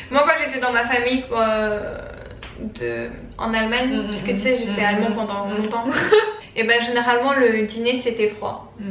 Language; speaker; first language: French; native; French